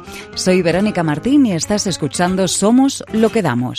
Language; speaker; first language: Spanish; native; Spanish